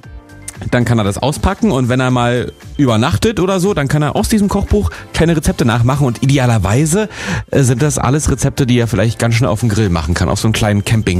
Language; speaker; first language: German; native; German